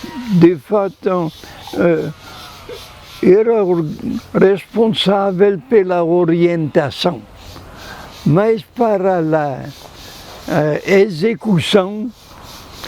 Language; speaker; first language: Portuguese; non-native, fluent; French